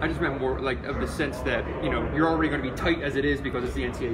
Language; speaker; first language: English; native; English